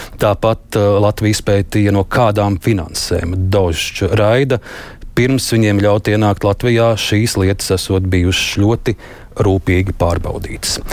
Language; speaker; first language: Latvian; native; Latvian